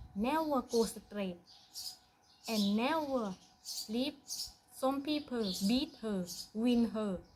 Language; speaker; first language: English; non-native, learner; Thai